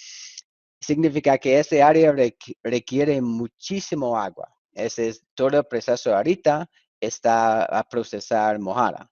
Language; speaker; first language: Spanish; non-native, fluent; English